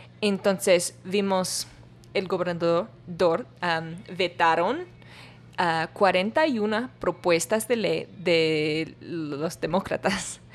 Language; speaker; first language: Spanish; non-native, learner; English